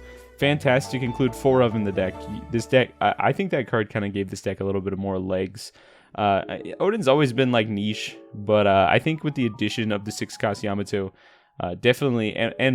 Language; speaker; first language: English; native; English